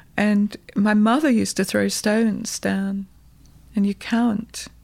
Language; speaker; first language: English; native; English